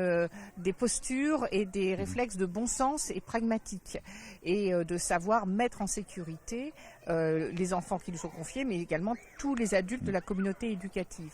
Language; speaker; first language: French; native; French